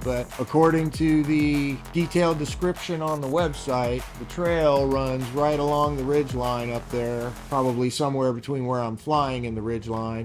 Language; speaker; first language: English; native; English